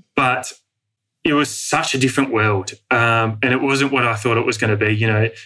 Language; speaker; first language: English; native; English